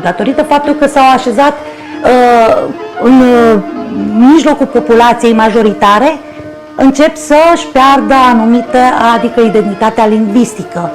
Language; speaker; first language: Romanian; non-native, local second language; Ukrainian